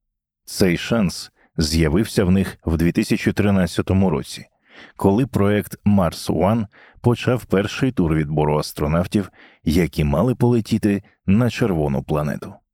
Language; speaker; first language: Ukrainian; native; Ukrainian